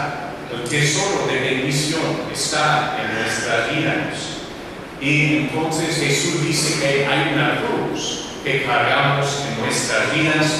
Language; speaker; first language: Spanish; non-native, learner; English